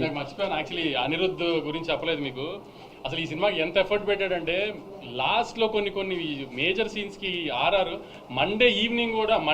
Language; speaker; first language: Telugu; native; Telugu